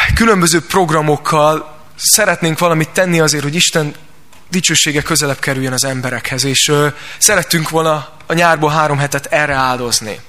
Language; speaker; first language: Hungarian; native; Hungarian